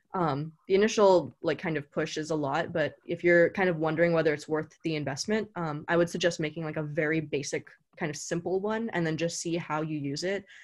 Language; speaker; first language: English; native; English